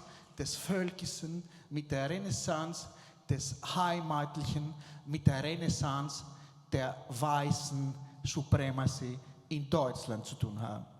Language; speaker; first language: German; non-native, fluent; Greek